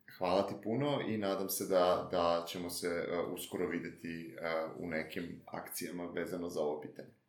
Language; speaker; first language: Serbian; native; Serbian